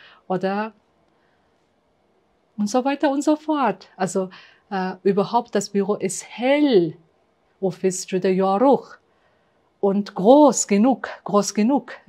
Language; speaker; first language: German; non-native, fluent; Uzbek